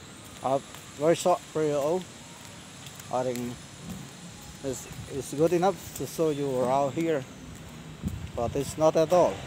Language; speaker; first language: English; non-native, learner; Lao